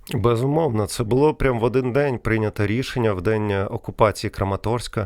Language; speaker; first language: Ukrainian; non-native, local second language; Russian